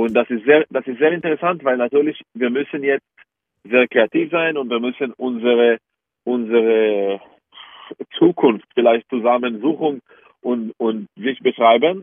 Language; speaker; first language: German; non-native, fluent; Hebrew